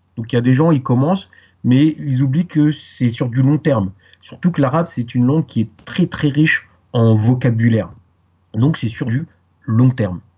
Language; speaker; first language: French; native; French